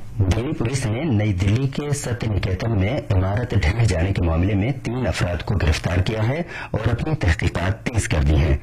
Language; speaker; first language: Urdu; native; Urdu